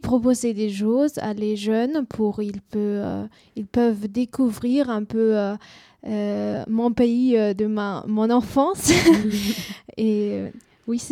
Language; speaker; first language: French; non-native, learner; German